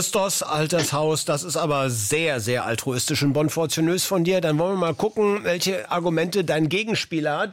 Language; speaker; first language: German; native; German